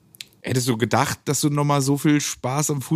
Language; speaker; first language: German; native; German